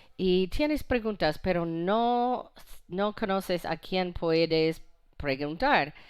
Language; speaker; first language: Spanish; non-native, fluent; English